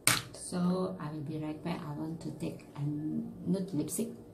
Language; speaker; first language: English; non-native, learner; Indonesian